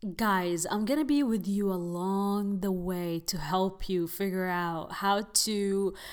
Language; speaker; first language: English; non-native, fluent; Arabic